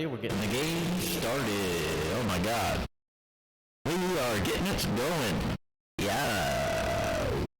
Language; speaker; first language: English; native; English